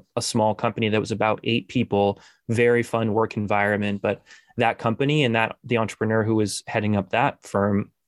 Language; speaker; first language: English; native; English